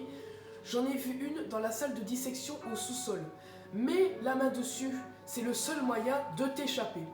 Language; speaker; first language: French; native; French